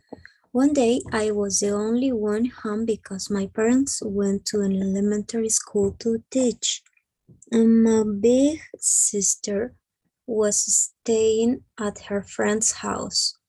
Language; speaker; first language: English; non-native, learner; Spanish